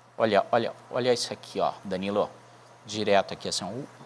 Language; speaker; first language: Portuguese; native; Portuguese